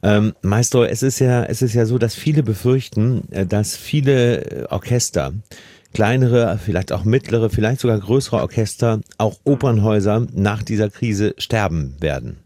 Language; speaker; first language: German; native; German